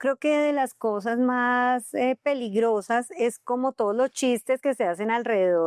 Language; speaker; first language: Spanish; native; Spanish